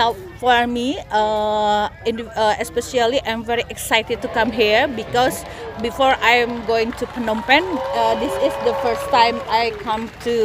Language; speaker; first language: English; non-native, learner; Indonesian